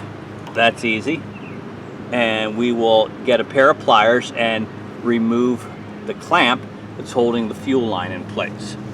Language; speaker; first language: English; native; English